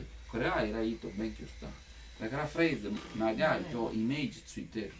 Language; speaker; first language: Japanese; non-native, learner; Italian